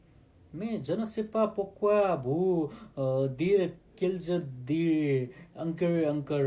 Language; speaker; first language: French; non-native, learner; Nepali